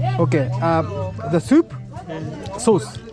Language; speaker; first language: English; non-native, learner; Japanese